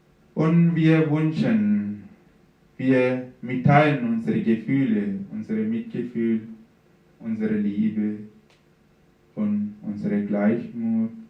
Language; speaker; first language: German; non-native, fluent; Sinhala